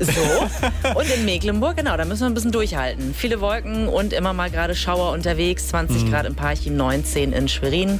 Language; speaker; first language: German; native; German